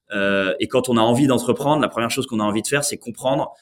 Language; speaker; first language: French; native; French